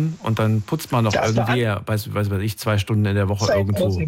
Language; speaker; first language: German; native; German